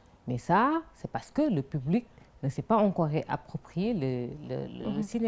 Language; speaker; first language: French; non-native, local second language; Wolof